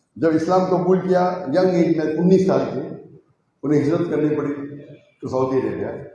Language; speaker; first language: Urdu; non-native, local second language; Konkani